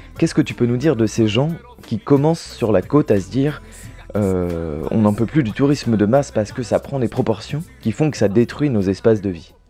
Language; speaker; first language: French; native; French